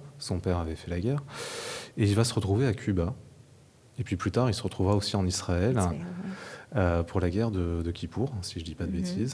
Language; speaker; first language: French; native; French